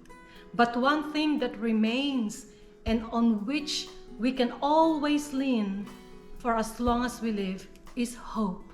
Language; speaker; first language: English; non-native, local second language; Filipino